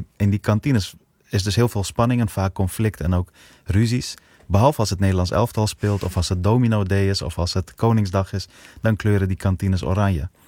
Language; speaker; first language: Dutch; early bilingual, other home language; Persian